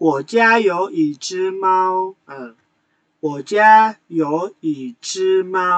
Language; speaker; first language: Chinese; non-native, fluent; Indonesian